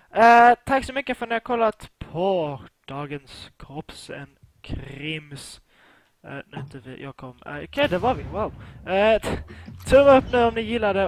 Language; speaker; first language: Swedish; native; Swedish